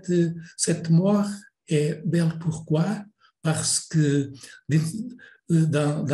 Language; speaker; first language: French; non-native, fluent; Portuguese